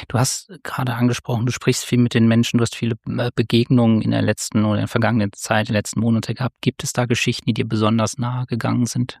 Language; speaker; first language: German; native; German